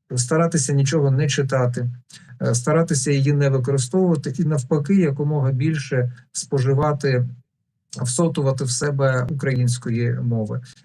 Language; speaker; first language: Ukrainian; non-native, local second language; Russian